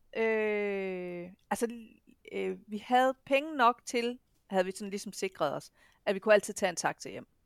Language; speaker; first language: Danish; native; Danish